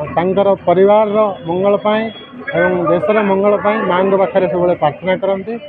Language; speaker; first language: Odia; native; Odia